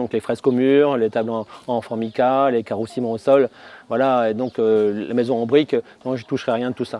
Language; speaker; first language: French; native; French